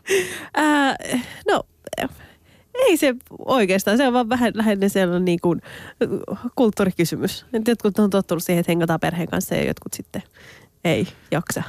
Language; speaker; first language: Finnish; early bilingual, other home language; Turkish